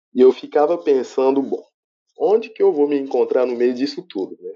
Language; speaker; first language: Portuguese; non-native, fluent; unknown